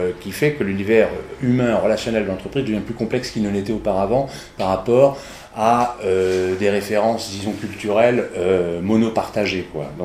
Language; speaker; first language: French; native; French